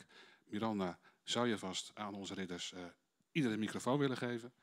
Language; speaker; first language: Dutch; native; Dutch